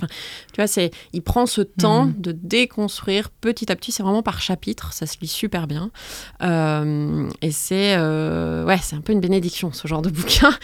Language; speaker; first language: French; native; French